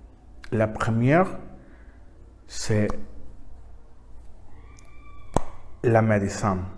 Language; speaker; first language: French; non-native, learner; Spanish